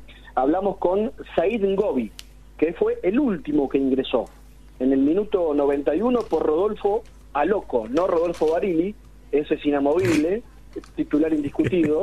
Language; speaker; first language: Spanish; native; Spanish